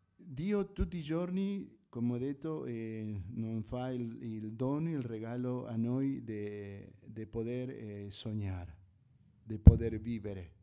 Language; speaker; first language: Italian; non-native, fluent; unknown